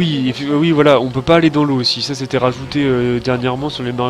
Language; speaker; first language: French; native; French